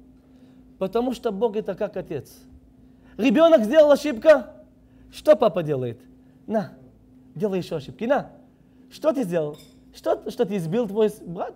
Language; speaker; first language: Russian; non-native, learner; Hebrew